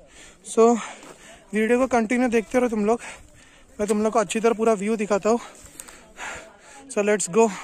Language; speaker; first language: Hindi; native; Hindi